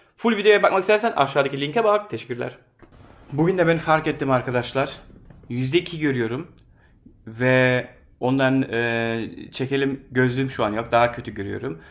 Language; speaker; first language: Turkish; early bilingual, heritage; Turkish